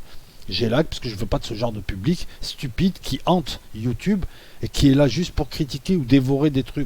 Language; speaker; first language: French; native; French